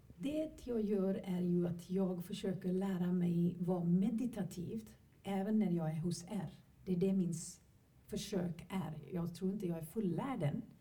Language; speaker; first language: Swedish; non-native, fluent; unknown